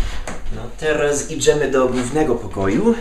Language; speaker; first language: Polish; non-native, learner; English